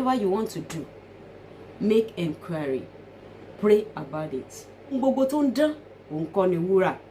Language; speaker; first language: English; non-native, local second language; Yoruba